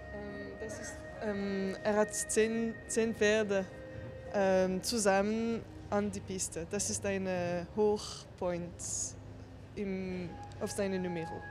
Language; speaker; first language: German; non-native, local second language; French